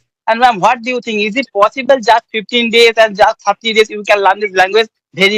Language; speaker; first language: English; non-native, learner; Bangla